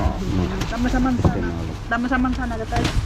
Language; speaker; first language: Spanish; non-native, learner; Filipino